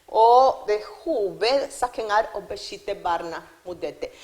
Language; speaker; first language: Norwegian; non-native, learner; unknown